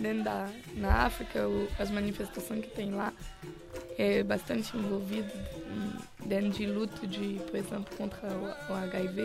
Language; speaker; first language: Portuguese; non-native, fluent; French